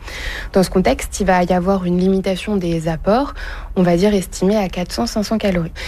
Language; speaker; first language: French; native; French